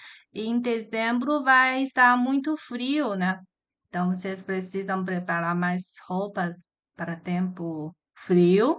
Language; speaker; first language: Portuguese; non-native, learner; Chinese